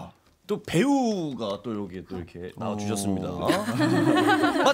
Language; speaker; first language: Korean; native; Korean